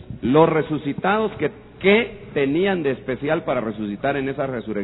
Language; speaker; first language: Spanish; native; Spanish